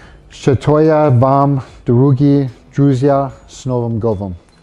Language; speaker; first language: Russian; non-native, learner; English